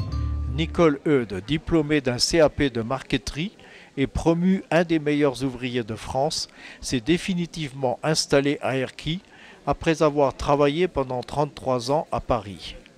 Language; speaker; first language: French; native; French